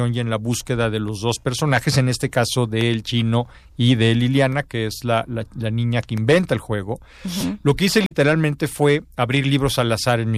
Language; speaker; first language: Spanish; native; Spanish